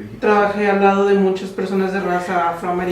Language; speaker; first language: Spanish; native; Spanish